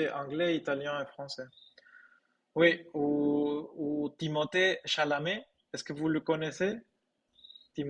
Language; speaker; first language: French; non-native, fluent; Spanish